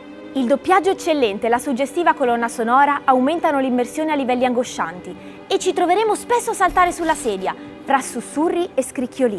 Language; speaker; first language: Italian; native; Italian